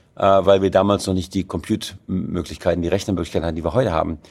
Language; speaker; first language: German; native; German